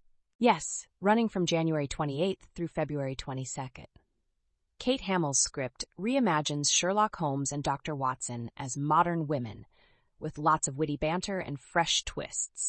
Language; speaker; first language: English; native; English